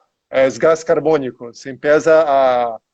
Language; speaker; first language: Spanish; non-native, learner; Portuguese